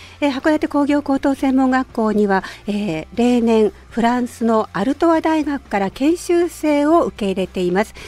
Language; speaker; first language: Japanese; native; Japanese